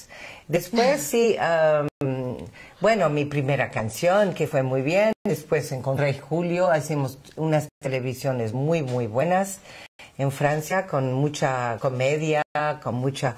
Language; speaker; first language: Spanish; non-native, fluent; English